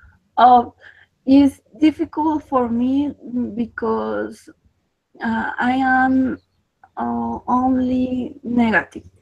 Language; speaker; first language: English; non-native, learner; Spanish